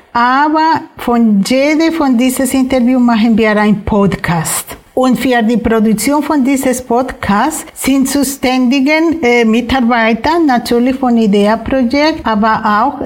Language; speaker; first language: German; non-native, fluent; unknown